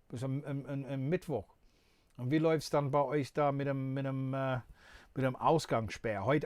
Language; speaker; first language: German; non-native, fluent; English